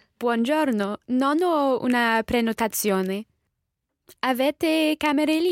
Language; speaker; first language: Italian; non-native, learner; English